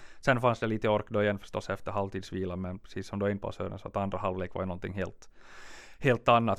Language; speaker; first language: Swedish; native; Swedish